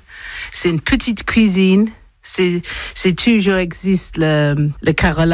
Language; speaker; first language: French; non-native, learner; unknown